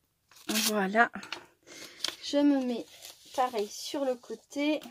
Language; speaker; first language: French; native; French